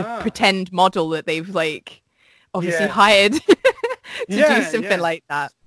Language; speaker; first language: English; native; English